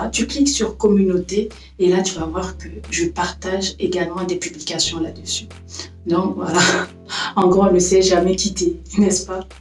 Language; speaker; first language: French; native; French